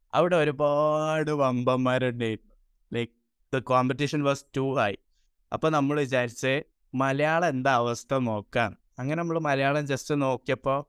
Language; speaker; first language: Malayalam; early bilingual, heritage; Malayalam